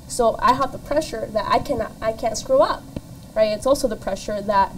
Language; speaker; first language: English; native; English